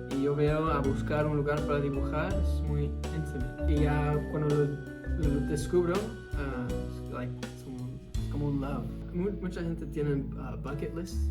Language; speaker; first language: Spanish; early bilingual, heritage; Spanish